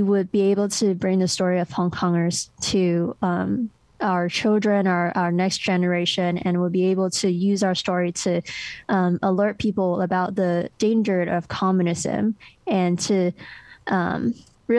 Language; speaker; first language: English; non-native, local second language; Cantonese